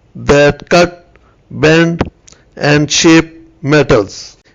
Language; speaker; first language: English; non-native, local second language; Urdu